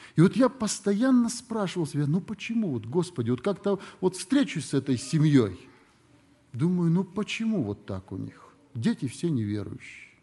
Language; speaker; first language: Russian; native; Russian